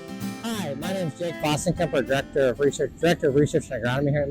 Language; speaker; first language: English; native; English